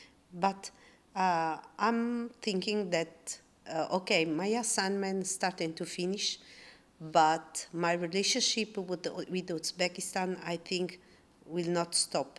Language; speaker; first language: English; non-native, learner; Italian